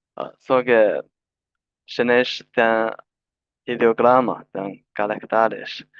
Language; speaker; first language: Portuguese; non-native, learner; Chinese